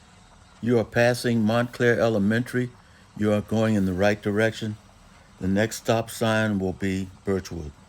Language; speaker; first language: English; native; English